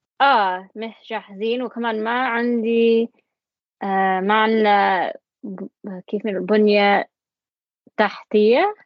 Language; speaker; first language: Arabic; non-native, learner; English